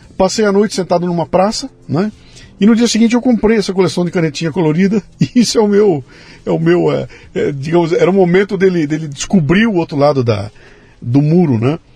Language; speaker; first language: Portuguese; native; Portuguese